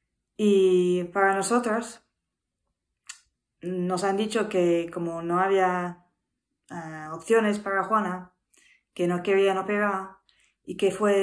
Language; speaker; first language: Spanish; non-native, learner; English